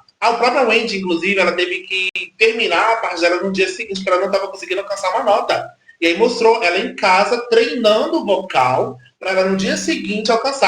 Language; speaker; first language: Portuguese; native; Portuguese